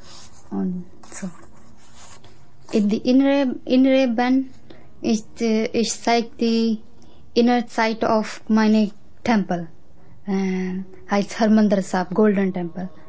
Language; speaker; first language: German; non-native, learner; Punjabi